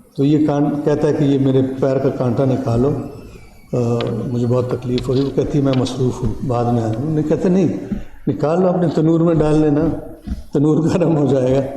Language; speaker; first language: Urdu; non-native, local second language; Pashto